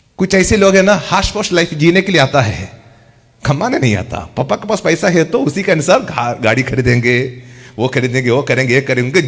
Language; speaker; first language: Hindi; non-native, local second language; Malayalam